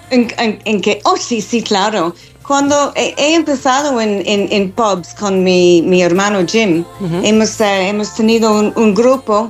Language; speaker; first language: Spanish; non-native, fluent; English